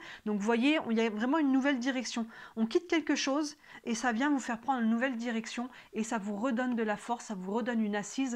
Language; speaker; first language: French; native; French